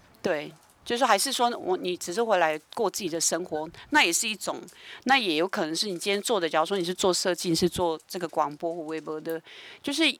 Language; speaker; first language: Chinese; native; Chinese